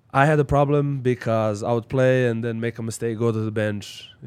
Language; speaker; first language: English; non-native, fluent; Slovenian